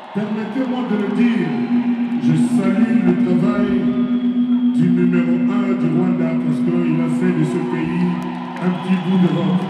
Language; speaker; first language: French; non-native, local second language; Lingala